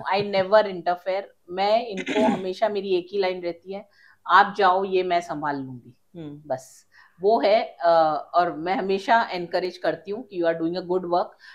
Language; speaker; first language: Hindi; native; Hindi